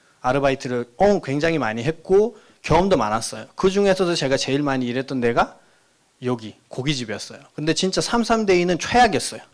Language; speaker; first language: Korean; non-native, fluent; Nepali